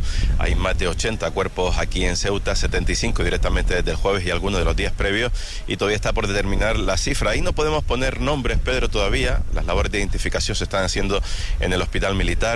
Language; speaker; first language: Spanish; native; Spanish